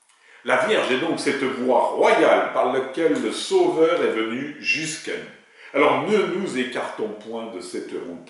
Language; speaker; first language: French; native; French